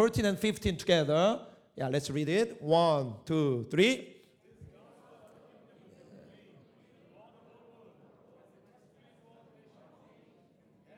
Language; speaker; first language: English; non-native, fluent; Korean